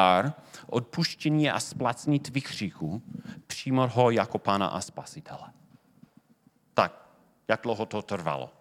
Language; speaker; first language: Czech; non-native, fluent; English